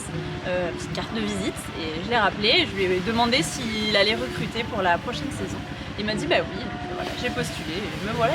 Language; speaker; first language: French; native; French